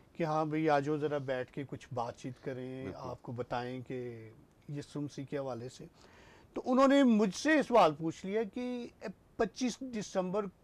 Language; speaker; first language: Urdu; non-native, local second language; Punjabi